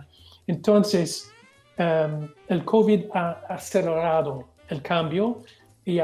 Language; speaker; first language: Spanish; non-native, fluent; English